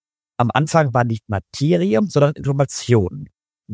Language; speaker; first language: German; native; German